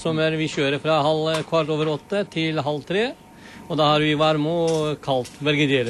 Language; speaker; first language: Norwegian; non-native, learner; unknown